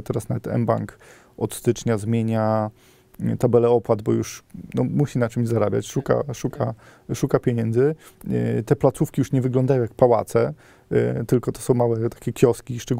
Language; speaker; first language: Polish; native; Polish